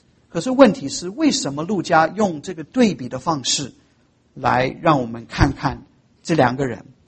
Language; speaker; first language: Chinese; non-native, fluent; English